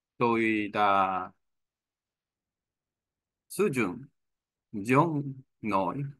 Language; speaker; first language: Vietnamese; non-native, learner; Korean